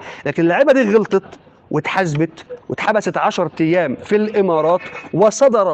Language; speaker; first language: Arabic; native; Arabic